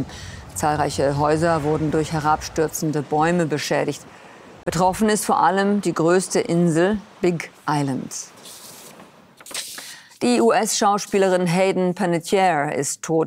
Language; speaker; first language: German; native; German